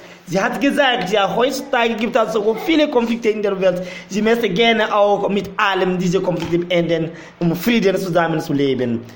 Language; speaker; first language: German; non-native, learner; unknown